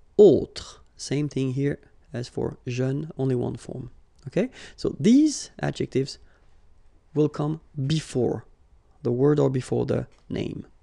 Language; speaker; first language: English; non-native, fluent; French